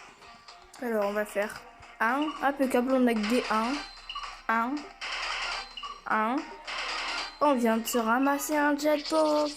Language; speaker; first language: French; native; French